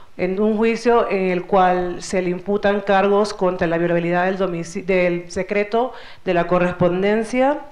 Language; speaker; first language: Spanish; native; Spanish